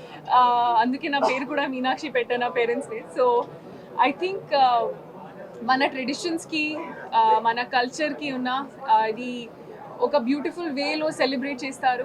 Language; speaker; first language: Telugu; non-native, fluent; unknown